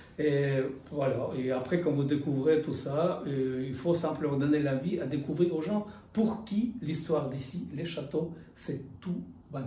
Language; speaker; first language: French; non-native, fluent; Russian